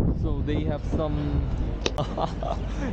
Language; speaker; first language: English; non-native, learner; Chinese